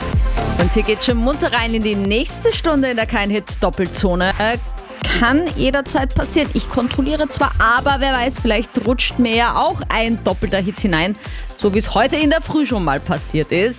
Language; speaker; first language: German; native; German